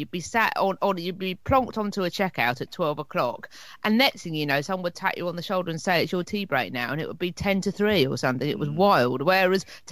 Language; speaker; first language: English; native; English